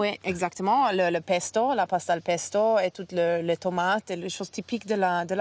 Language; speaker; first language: French; non-native, fluent; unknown